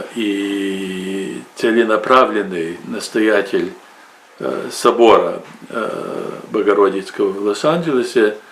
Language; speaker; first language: Russian; early bilingual, heritage; Russian